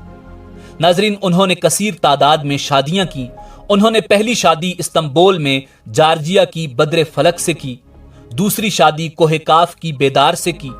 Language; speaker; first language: Urdu; native; Urdu